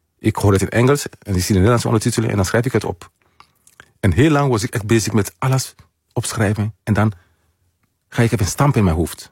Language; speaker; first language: Dutch; non-native, fluent; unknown